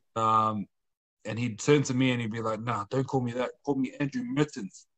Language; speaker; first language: English; native; English